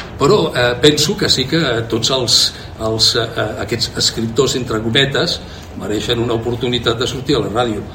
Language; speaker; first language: Catalan; native; Catalan